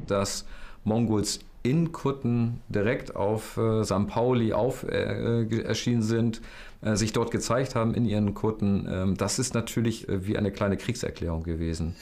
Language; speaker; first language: German; native; German